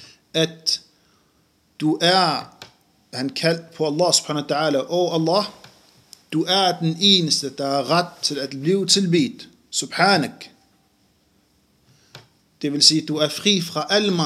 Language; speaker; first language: Danish; non-native, fluent; Arabic